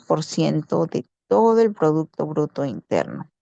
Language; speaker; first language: Spanish; native; Spanish